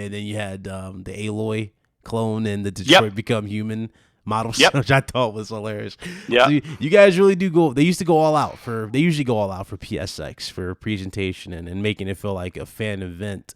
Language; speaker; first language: English; native; English